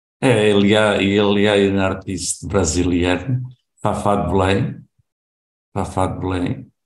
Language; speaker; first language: Portuguese; non-native, learner; French